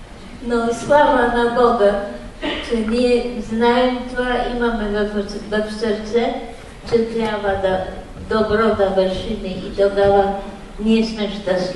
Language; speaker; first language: Bulgarian; non-native, fluent; Polish